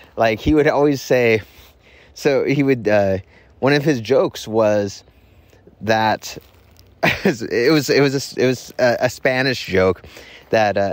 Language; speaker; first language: English; native; English